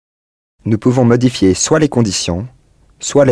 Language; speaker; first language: French; non-native, learner; English